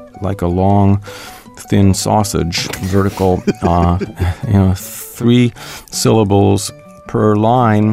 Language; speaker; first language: English; native; English